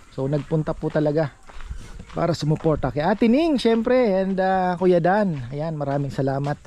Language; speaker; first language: Filipino; native; Filipino